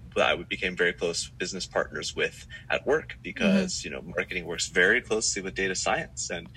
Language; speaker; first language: English; native; English